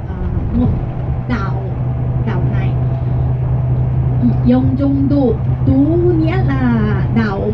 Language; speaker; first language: Vietnamese; non-native, learner; Korean